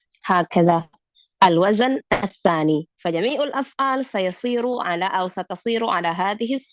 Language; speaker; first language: Arabic; non-native, fluent; Indonesian